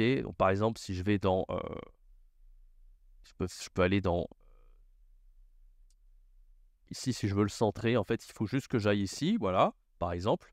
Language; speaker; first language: French; native; French